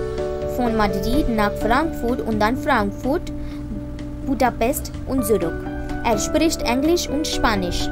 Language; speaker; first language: German; non-native, fluent; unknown